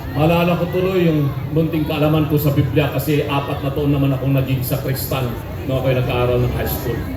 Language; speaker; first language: Filipino; non-native, local second language; Iloko